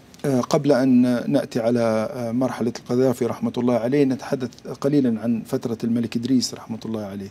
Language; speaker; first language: Arabic; native; Arabic